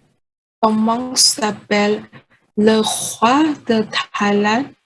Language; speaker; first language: French; non-native, learner; Vietnamese